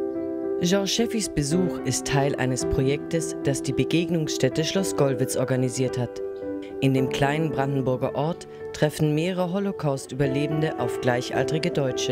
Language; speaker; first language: German; native; German